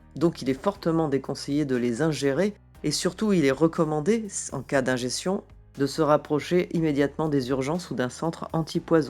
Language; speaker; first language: French; native; French